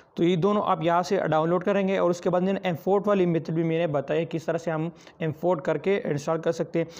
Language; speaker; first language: Urdu; non-native, local second language; Pashto